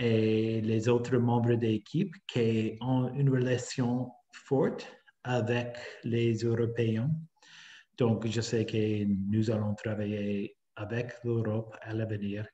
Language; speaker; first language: French; non-native, fluent; English